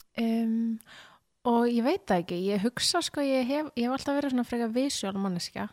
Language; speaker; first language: Icelandic; native; Icelandic